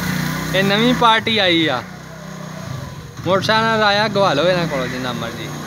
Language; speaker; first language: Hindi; non-native, local second language; Punjabi